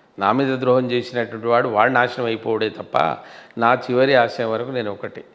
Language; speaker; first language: Telugu; non-native, local second language; Lambadi